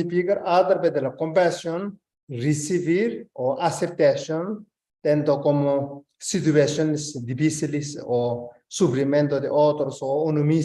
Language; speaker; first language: Spanish; non-native, learner; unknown